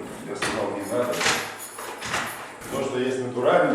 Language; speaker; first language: Russian; native; Russian